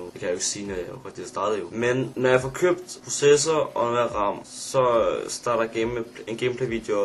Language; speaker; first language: Danish; native; Danish